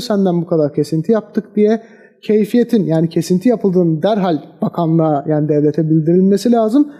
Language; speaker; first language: Turkish; native; Turkish